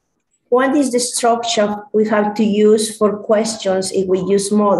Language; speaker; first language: English; non-native, learner; Spanish